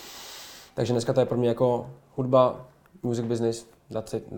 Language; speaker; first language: Czech; native; Czech